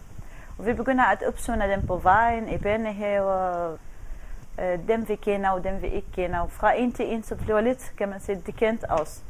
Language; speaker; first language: Danish; non-native, fluent; Arabic